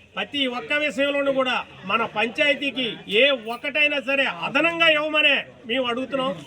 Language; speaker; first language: Telugu; native; Telugu